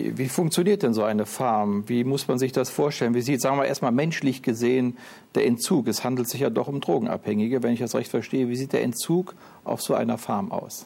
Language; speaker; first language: German; native; German